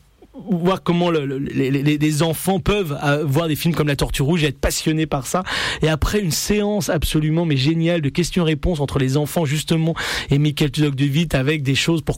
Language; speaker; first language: French; native; French